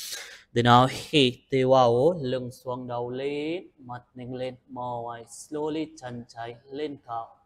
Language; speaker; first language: Vietnamese; non-native, learner; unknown